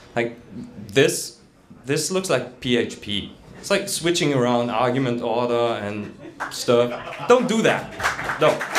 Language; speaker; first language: English; non-native, fluent; German